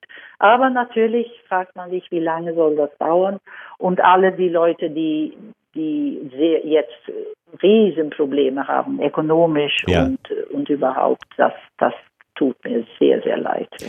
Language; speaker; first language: German; non-native, fluent; Swedish